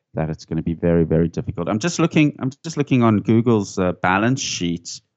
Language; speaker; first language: English; native; English